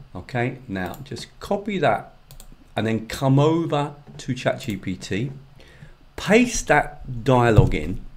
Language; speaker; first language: English; native; English